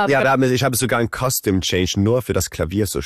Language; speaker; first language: German; early bilingual, heritage; Swedish